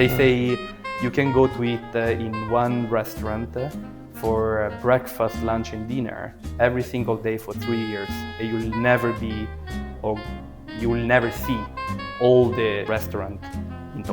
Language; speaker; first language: English; early bilingual, other home language; Italian